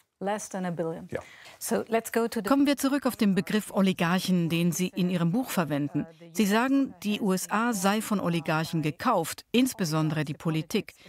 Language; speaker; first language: German; native; German